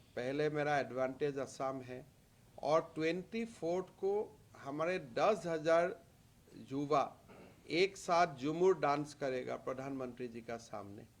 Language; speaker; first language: Hindi; non-native, local second language; Assamese